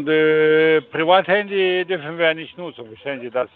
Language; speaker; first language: German; non-native, fluent; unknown